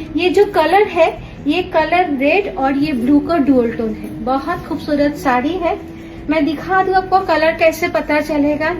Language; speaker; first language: Hindi; non-native, local second language; Bangla